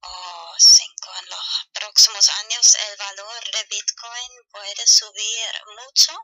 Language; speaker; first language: Spanish; non-native, fluent; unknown